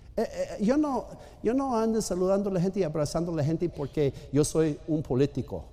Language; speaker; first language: Spanish; non-native, fluent; English